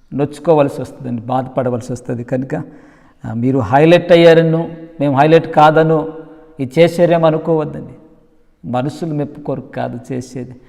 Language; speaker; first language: Telugu; non-native, local second language; Koya